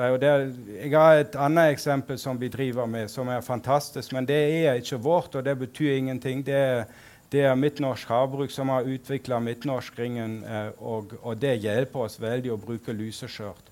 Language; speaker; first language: Norwegian; non-native, fluent; German